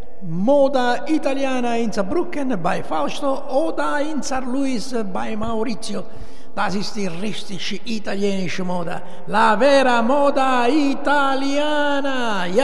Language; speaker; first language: German; non-native, fluent; Italian